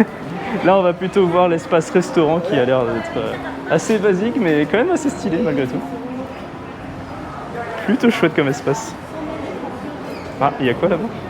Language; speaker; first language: French; native; French